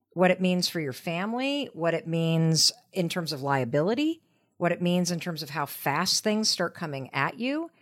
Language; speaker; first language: English; native; English